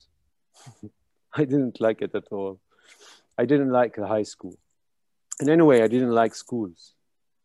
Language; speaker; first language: English; non-native, fluent; Hebrew